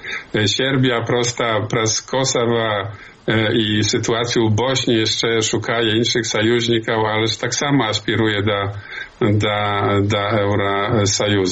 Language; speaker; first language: Polish; non-native, learner; Belarusian